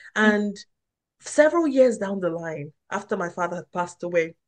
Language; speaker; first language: English; non-native, local second language; Yoruba